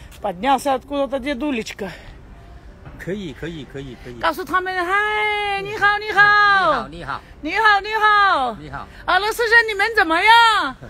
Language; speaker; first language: Chinese; non-native, learner; Russian